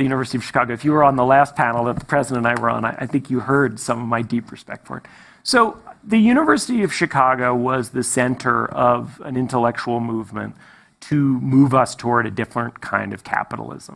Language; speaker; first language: English; native; English